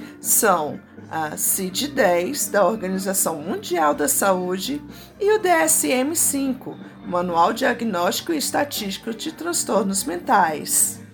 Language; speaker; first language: Portuguese; native; Portuguese